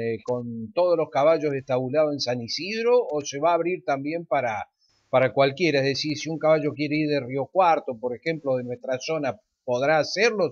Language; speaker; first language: Spanish; native; Spanish